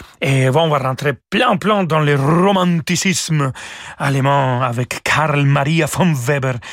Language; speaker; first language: French; non-native, fluent; Spanish